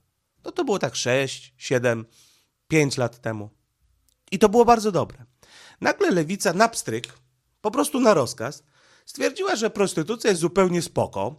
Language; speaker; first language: Polish; native; Polish